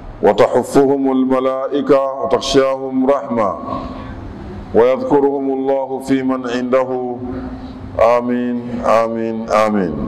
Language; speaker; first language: Arabic; non-native, fluent; Swahili